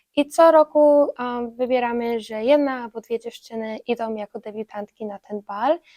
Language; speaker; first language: Polish; early bilingual, heritage; Polish